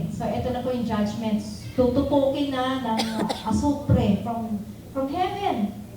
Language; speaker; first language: Filipino; native; Filipino